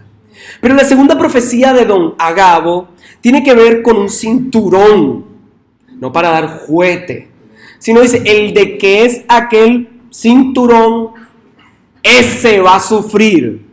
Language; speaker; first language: Spanish; native; Spanish